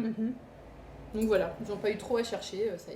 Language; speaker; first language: French; native; French